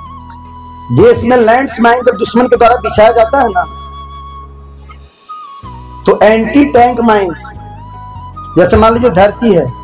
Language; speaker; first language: Hindi; native; Hindi